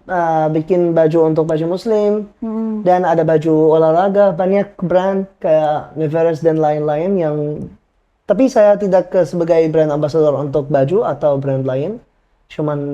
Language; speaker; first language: Indonesian; non-native, fluent; Arabic